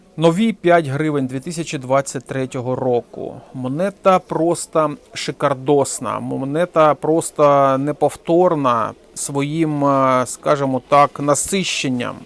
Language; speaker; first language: Ukrainian; non-native, local second language; Russian